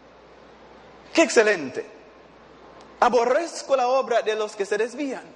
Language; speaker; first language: Spanish; non-native, fluent; English